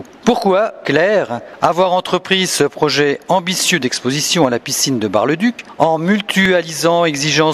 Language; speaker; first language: French; native; French